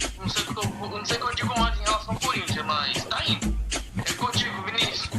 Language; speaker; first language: Portuguese; native; Portuguese